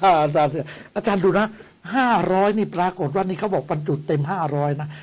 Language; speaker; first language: Thai; native; Thai